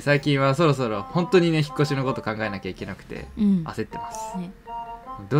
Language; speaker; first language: Japanese; native; Japanese